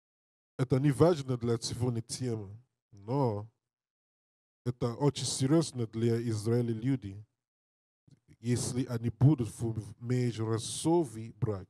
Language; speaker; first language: Russian; non-native, learner; English